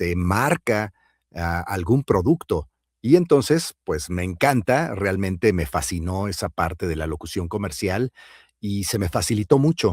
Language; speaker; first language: Spanish; native; Spanish